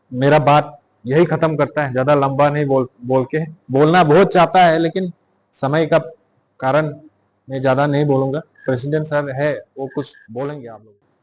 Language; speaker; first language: Hindi; non-native, local second language; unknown